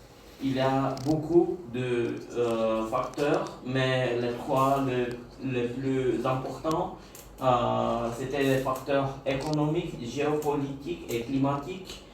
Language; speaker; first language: French; non-native, learner; Bulgarian